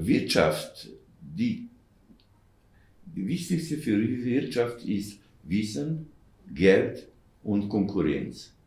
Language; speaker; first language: German; non-native, learner; Slovenian